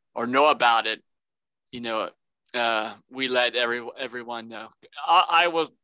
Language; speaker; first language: English; native; English